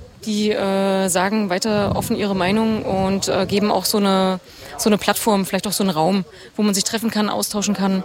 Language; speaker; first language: German; native; German